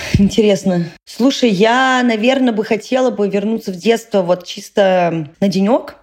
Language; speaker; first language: Russian; native; Russian